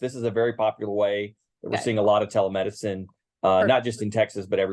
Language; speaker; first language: English; native; English